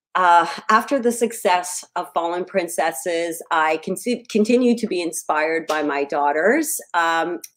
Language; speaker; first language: English; native; English